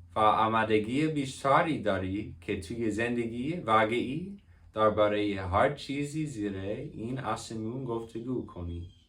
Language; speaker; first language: Persian; non-native, learner; English